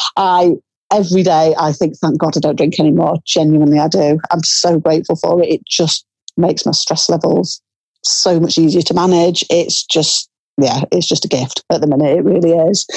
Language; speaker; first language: English; native; English